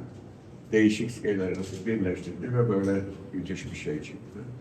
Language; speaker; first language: Turkish; early bilingual, heritage; Turkish